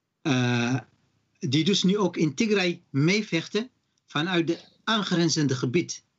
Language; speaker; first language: Dutch; non-native, fluent; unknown